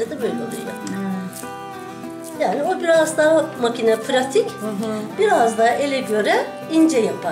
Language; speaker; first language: Turkish; native; Turkish